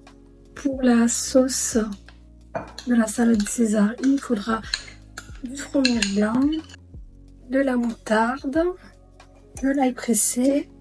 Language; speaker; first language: French; native; French